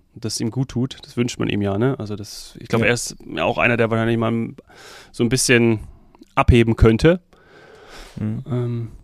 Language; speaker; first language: German; native; German